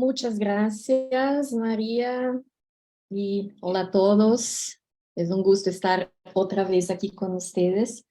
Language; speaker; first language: Spanish; non-native, fluent; Portuguese